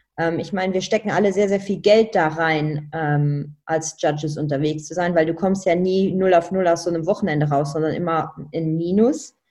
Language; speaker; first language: German; non-native, local second language; Luxembourgish